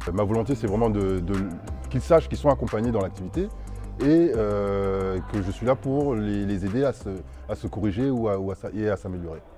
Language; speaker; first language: French; early bilingual, other home language; Dyula